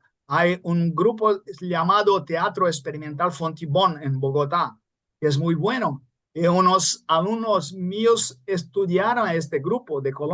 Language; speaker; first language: Spanish; non-native, fluent; Portuguese